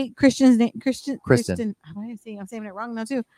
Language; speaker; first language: English; early bilingual, other home language; Spanish